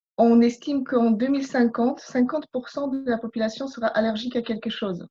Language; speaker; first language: French; non-native, fluent; Polish